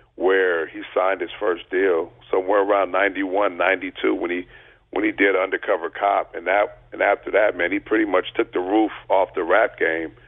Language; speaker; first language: English; native; English